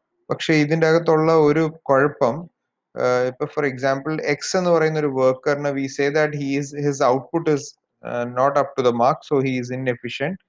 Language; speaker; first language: English; non-native, local second language; Malayalam